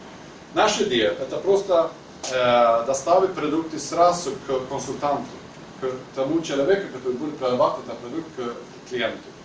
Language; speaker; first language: Russian; non-native, learner; Swedish